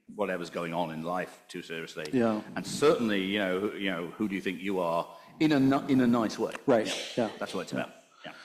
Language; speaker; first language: English; native; English